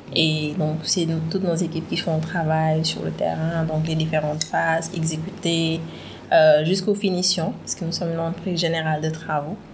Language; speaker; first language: French; non-native, local second language; Wolof